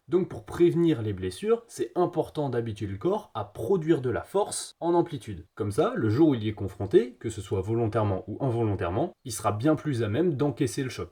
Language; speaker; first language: French; native; French